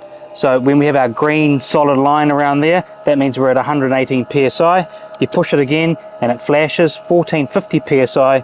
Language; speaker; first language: English; native; English